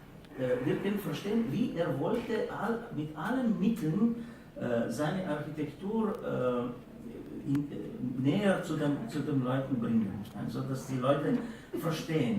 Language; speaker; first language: German; non-native, fluent; Slovenian